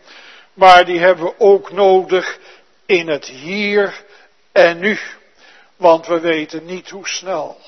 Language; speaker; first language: Dutch; native; Dutch